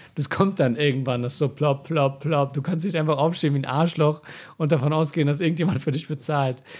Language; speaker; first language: German; early bilingual, other home language; Persian